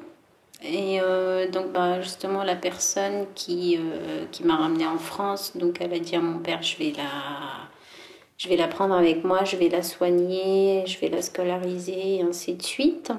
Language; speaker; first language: French; early bilingual, other home language; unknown